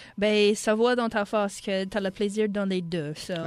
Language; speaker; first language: French; native; French